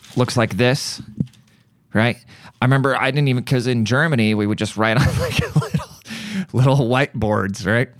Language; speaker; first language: English; early bilingual, other home language; German